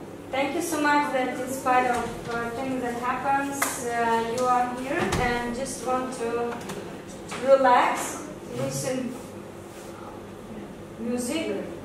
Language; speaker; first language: English; non-native, learner; Ukrainian